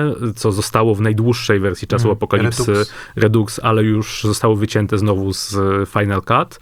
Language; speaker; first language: Polish; native; Polish